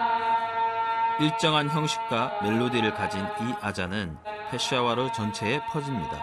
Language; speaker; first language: Korean; native; Korean